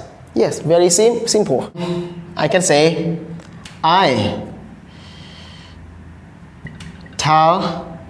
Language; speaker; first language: English; non-native, learner; Khmer